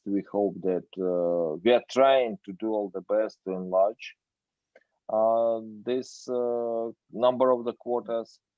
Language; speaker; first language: English; non-native, fluent; Russian